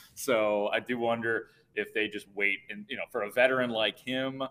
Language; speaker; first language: English; native; English